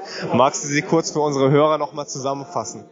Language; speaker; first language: German; native; German